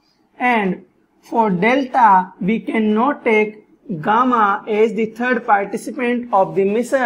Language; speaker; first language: English; non-native, local second language; Hindi